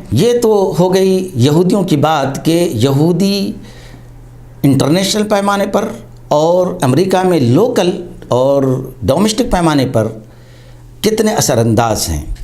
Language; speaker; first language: Urdu; native; Urdu